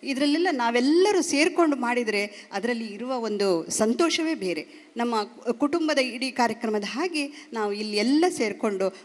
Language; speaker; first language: Kannada; native; Kannada